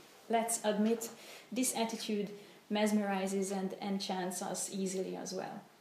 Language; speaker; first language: English; non-native, fluent; Hungarian